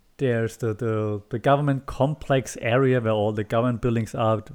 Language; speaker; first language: English; non-native, fluent; German